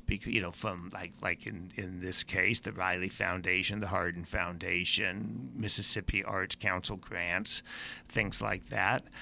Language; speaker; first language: English; native; English